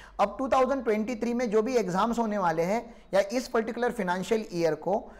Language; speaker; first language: Hindi; non-native, local second language; Marathi